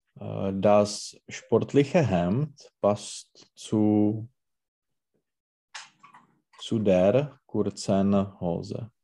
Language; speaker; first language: German; non-native, learner; Czech